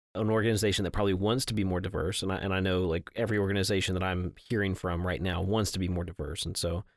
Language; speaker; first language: English; native; English